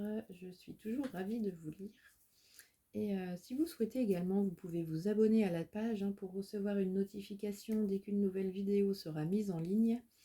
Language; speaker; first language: French; native; French